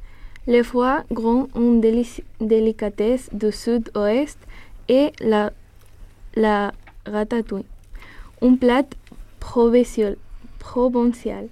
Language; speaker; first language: French; non-native, learner; Spanish